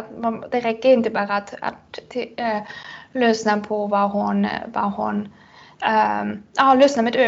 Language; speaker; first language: Swedish; non-native, fluent; German